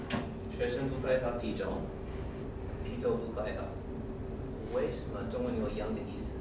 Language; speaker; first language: Chinese; non-native, learner; English